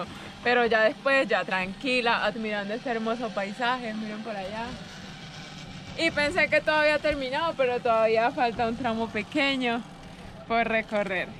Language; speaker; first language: Spanish; native; Spanish